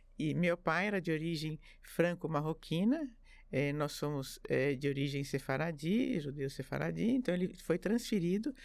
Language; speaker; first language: Portuguese; early bilingual, other home language; French